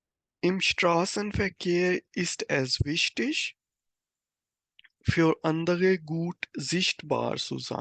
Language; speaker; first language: German; non-native, fluent; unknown